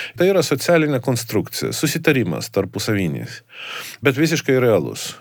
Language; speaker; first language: Lithuanian; non-native, fluent; Estonian